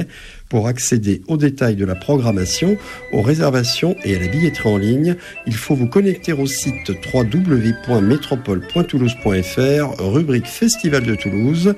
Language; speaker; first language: French; native; French